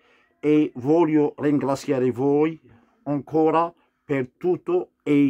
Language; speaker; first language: Italian; non-native, learner; Arabic